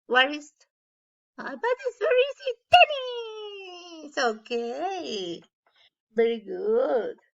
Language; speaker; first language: English; non-native, learner; Spanish